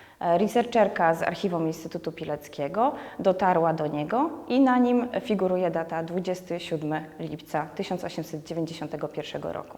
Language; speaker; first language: Polish; native; Polish